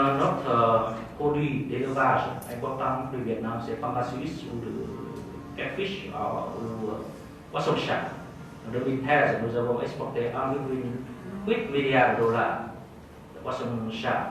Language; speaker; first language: French; non-native, fluent; Vietnamese